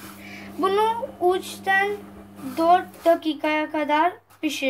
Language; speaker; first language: Turkish; non-native, learner; Urdu